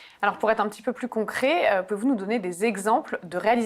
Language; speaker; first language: French; native; French